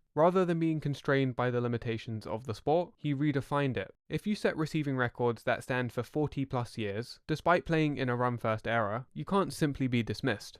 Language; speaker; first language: English; native; English